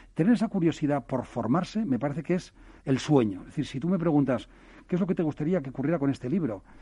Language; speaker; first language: Spanish; native; Spanish